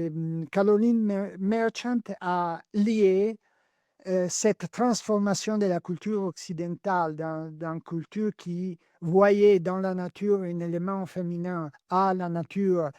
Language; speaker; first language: French; non-native, learner; Italian